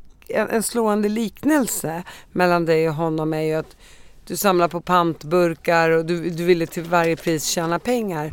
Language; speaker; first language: Swedish; native; Swedish